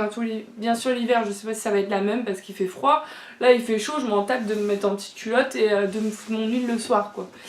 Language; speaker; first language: French; native; French